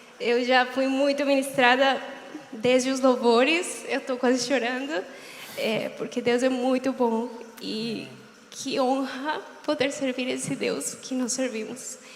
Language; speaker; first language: Portuguese; non-native, fluent; Spanish